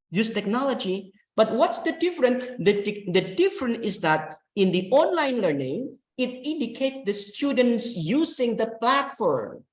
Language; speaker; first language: English; non-native, fluent; Indonesian